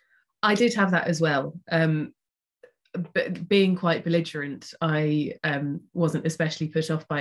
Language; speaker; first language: English; native; English